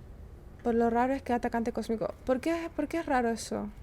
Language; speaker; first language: Spanish; native; Spanish